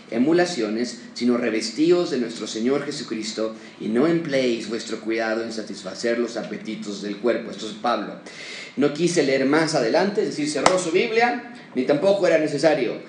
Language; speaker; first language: Spanish; native; Spanish